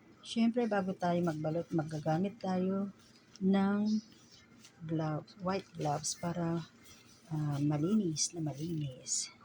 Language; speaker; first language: Filipino; native; Filipino